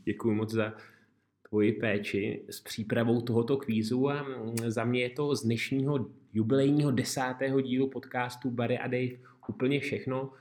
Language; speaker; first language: Czech; native; Czech